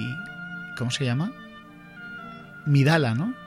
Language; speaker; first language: Spanish; native; Spanish